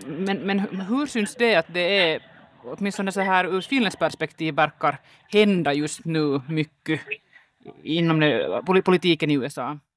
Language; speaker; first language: Swedish; native; Swedish